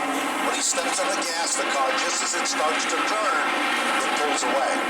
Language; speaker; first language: English; native; English